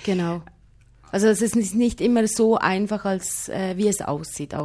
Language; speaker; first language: German; native; German